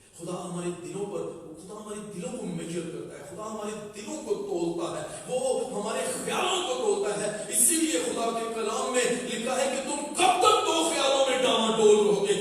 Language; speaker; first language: Urdu; non-native, local second language; Punjabi